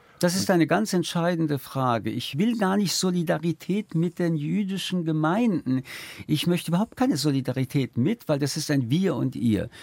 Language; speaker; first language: German; early bilingual, other home language; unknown